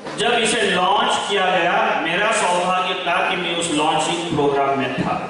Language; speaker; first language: Hindi; non-native, local second language; Kannada